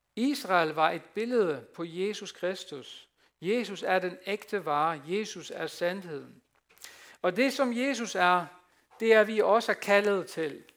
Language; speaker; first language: Danish; non-native, fluent; Dutch